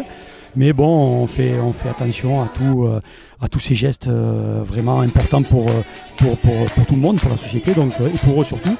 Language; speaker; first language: French; native; French